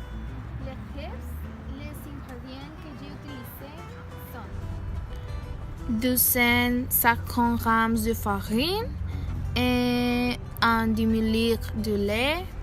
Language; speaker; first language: French; non-native, learner; Spanish